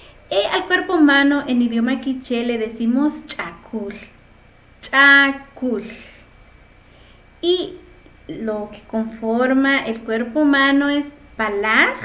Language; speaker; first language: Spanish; non-native, local second language; Kʼicheʼ